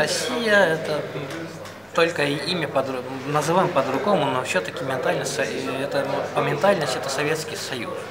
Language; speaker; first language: Russian; non-native, fluent; Estonian